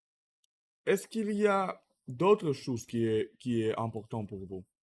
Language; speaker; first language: French; non-native, learner; Russian